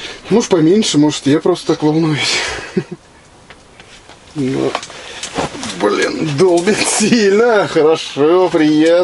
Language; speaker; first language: Russian; native; Russian